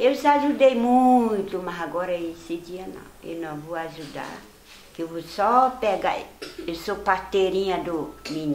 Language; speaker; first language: Portuguese; non-native, local second language; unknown